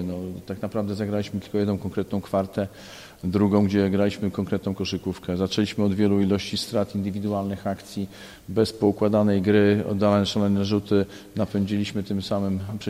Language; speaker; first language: Polish; native; Polish